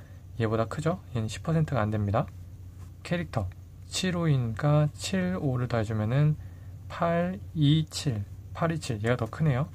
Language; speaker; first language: Korean; native; Korean